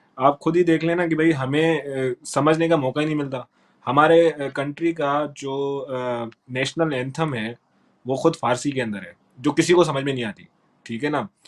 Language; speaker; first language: Urdu; non-native, local second language; Sindhi